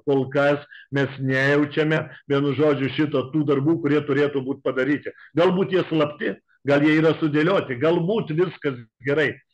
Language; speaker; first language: Lithuanian; native; Lithuanian